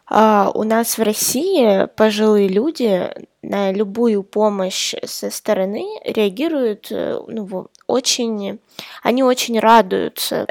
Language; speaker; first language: Russian; native; Russian